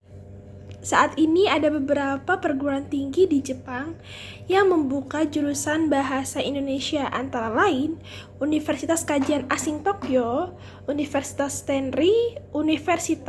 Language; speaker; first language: Indonesian; native; Indonesian